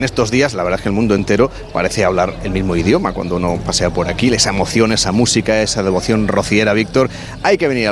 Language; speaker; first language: Spanish; native; Spanish